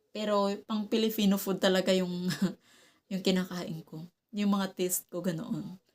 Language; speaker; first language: Filipino; non-native, local second language; Cebuano